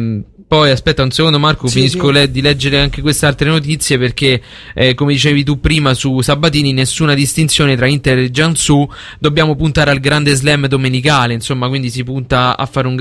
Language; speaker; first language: Italian; native; Italian